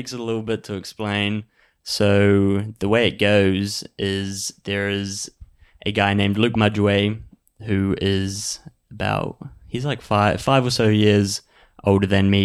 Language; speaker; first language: English; native; English